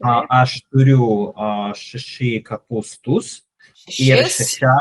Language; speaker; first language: Lithuanian; non-native, learner; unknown